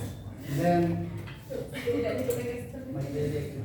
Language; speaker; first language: English; non-native, learner; Indonesian